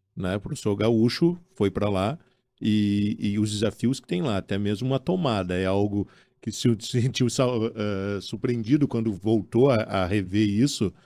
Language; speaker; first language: Portuguese; native; Portuguese